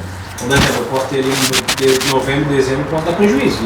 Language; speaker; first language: Portuguese; native; Portuguese